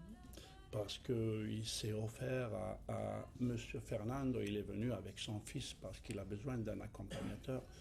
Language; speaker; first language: French; non-native, fluent; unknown